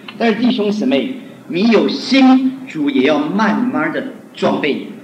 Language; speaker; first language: Chinese; non-native, local second language; Hakka Chinese